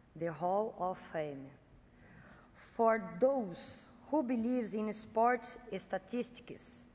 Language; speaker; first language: English; non-native, fluent; Portuguese